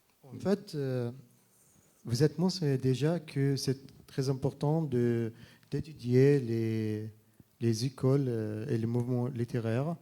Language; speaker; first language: French; non-native, fluent; Arabic